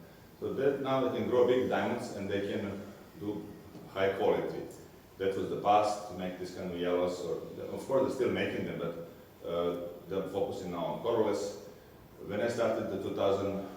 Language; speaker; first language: English; non-native, fluent; Serbian